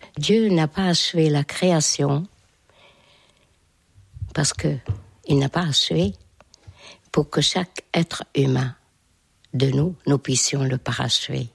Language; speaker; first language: French; non-native, fluent; Hungarian